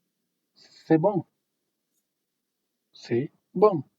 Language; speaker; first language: French; non-native, learner; English